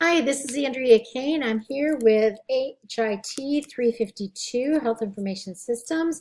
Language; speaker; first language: English; native; English